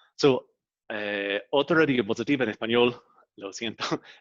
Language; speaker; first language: Spanish; non-native, fluent; English